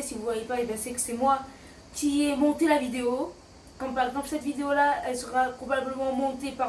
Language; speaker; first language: French; native; French